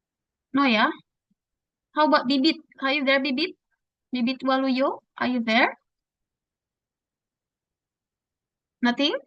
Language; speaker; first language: English; non-native, fluent; Indonesian